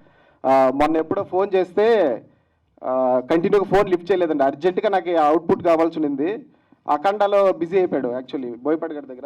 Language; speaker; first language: Telugu; native; Telugu